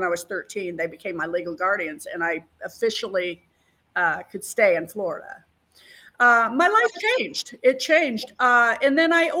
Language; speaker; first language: English; native; English